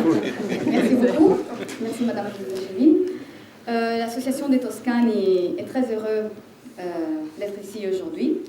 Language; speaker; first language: French; non-native, fluent; Italian